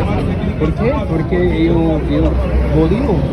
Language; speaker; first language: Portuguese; non-native, learner; English